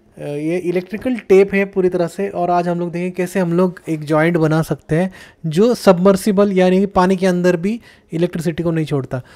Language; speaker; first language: Hindi; native; Hindi